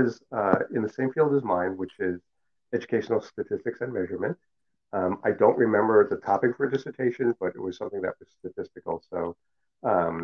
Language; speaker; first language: English; early bilingual, other home language; Cantonese